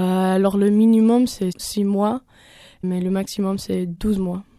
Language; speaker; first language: French; non-native, learner; German